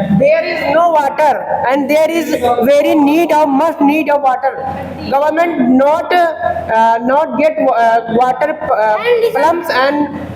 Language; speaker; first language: English; non-native, learner; Hindi